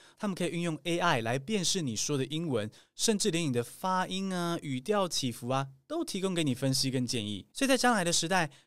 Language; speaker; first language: Chinese; native; Chinese